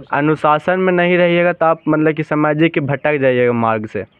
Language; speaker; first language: Hindi; native; Hindi